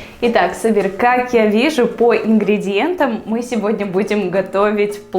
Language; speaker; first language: Russian; native; Russian